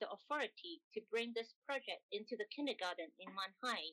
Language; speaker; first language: English; non-native, local second language; Cantonese